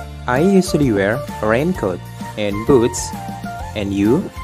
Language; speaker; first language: English; non-native, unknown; Indonesian